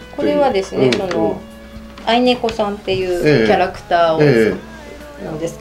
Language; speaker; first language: Japanese; native; Japanese